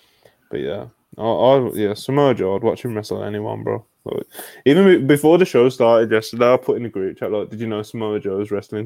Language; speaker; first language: English; native; English